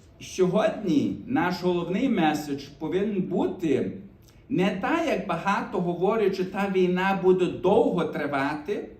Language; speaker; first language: Ukrainian; early bilingual, heritage; Ukrainian